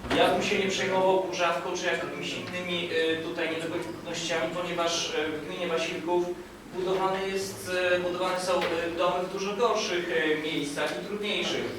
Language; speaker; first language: Polish; native; Polish